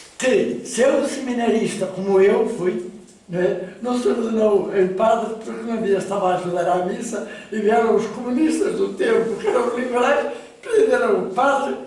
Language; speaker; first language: Portuguese; native; Portuguese